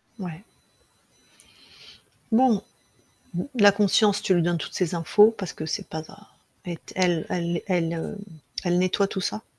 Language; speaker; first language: French; native; French